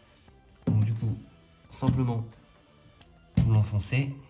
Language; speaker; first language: French; native; French